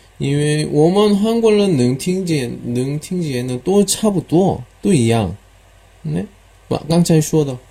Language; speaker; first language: Chinese; non-native, learner; Korean